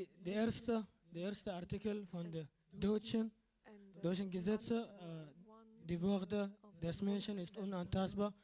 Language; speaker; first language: German; non-native, learner; Arabic